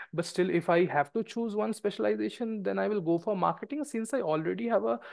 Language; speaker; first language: Hindi; non-native, local second language; Bangla